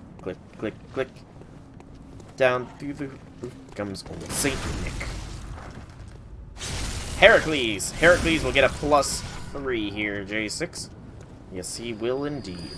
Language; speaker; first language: English; native; English